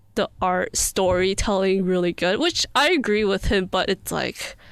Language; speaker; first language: English; early bilingual, other home language; Korean